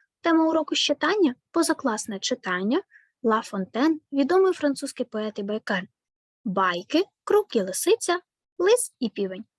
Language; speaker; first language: Ukrainian; native; Ukrainian